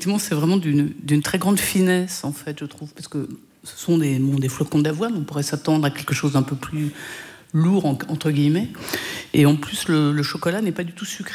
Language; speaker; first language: French; native; French